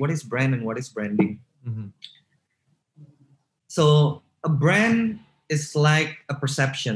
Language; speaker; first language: English; non-native, local second language; Indonesian